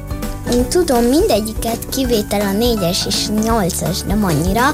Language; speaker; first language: Hungarian; native; Hungarian